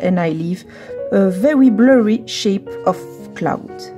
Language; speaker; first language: English; non-native, fluent; French